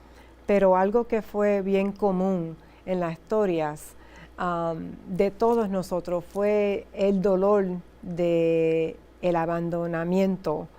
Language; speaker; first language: Spanish; early bilingual, heritage; Spanish